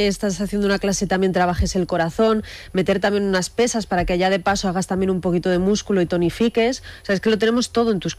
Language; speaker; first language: Spanish; native; Spanish